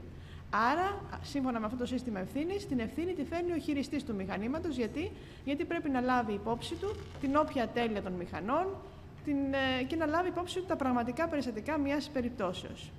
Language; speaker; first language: Greek; native; Greek